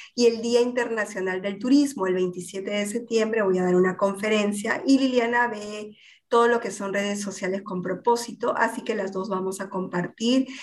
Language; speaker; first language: Spanish; native; Spanish